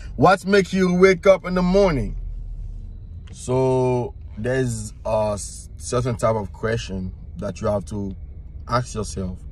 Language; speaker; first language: English; non-native, fluent; Haitian Creole